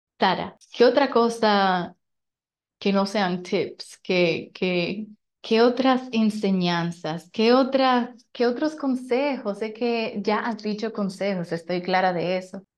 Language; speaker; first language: Spanish; native; Spanish